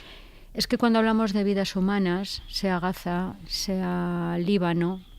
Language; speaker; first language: Spanish; native; Spanish